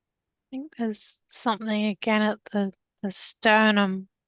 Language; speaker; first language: English; native; English